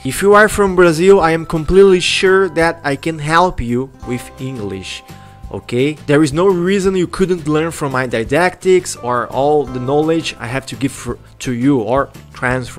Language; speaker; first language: English; non-native, fluent; Spanish